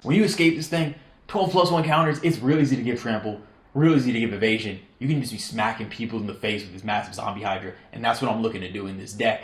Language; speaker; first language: English; native; English